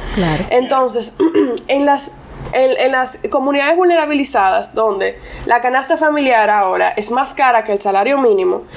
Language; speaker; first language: Spanish; non-native, local second language; English